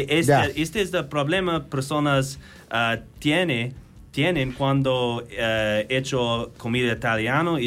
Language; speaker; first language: Spanish; non-native, learner; English